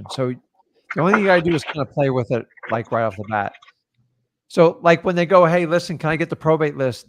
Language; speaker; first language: English; native; English